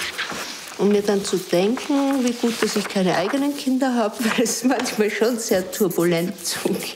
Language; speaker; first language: German; native; German